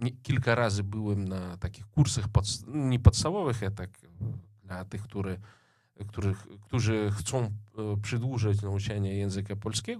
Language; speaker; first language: Polish; non-native, fluent; Russian